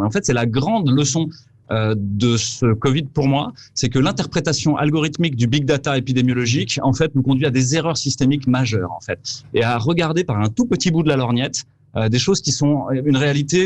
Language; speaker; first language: French; native; French